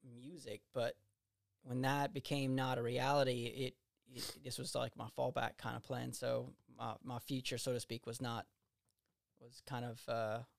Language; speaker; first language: English; native; English